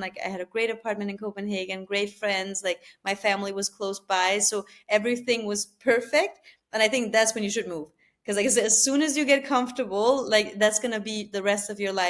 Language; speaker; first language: English; non-native, fluent; Albanian